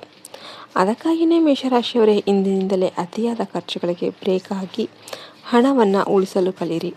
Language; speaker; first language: Kannada; native; Kannada